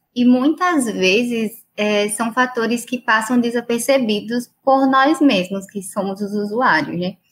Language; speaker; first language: Portuguese; native; Portuguese